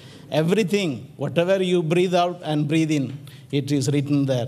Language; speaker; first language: English; non-native, local second language; Tamil